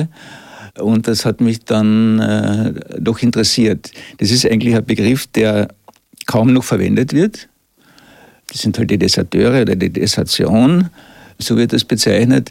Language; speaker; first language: German; native; German